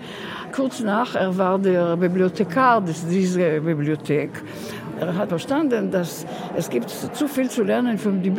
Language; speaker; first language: German; non-native, learner; Hebrew